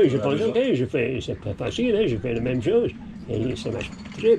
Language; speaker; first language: French; non-native, learner; English